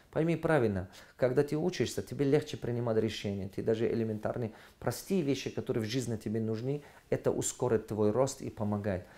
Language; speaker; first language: Russian; non-native, local second language; Tajik